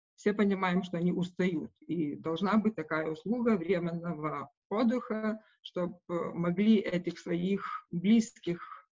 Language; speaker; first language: Russian; non-native, local second language; Lithuanian